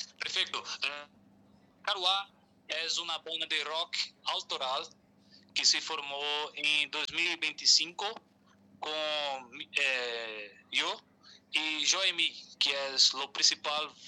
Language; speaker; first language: Spanish; non-native, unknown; Portuguese